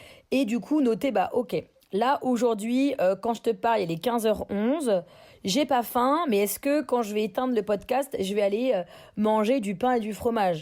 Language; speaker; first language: French; native; French